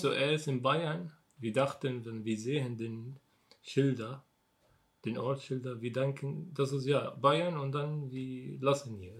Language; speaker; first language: German; non-native, learner; Arabic